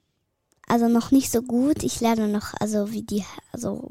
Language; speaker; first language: German; early bilingual, other home language; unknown